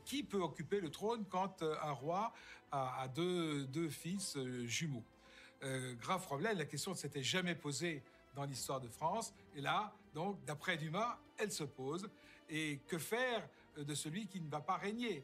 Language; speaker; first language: French; native; French